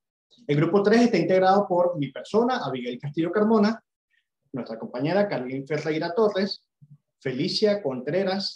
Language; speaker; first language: Spanish; native; Spanish